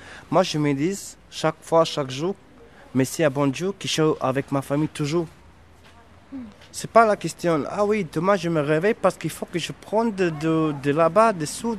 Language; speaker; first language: French; non-native, learner; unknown